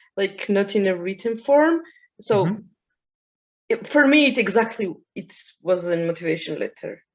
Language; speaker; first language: English; non-native, fluent; Georgian